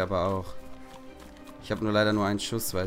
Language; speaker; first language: German; native; German